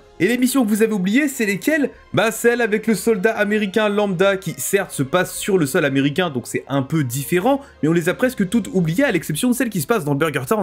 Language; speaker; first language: French; native; French